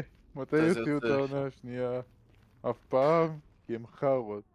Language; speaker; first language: Hebrew; native; Hebrew